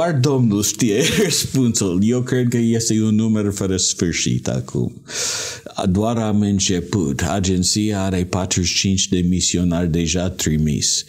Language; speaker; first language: Romanian; non-native, learner; English